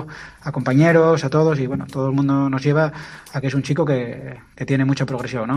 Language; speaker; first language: Spanish; native; Spanish